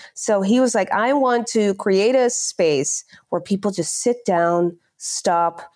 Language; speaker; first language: English; non-native, fluent; Dutch